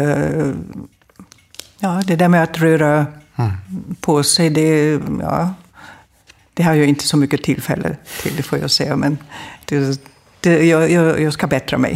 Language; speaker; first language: Swedish; non-native, fluent; German